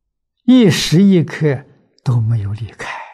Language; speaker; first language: Chinese; native; Chinese